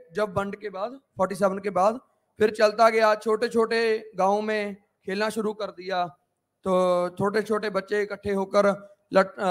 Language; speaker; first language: Hindi; non-native, local second language; Punjabi